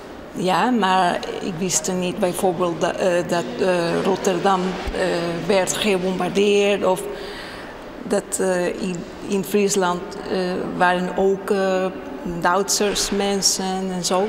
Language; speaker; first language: Dutch; non-native, learner; Spanish